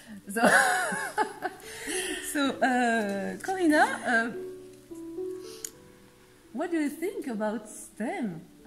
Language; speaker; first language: English; non-native, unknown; French